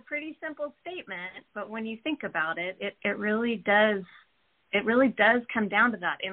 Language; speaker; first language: English; native; English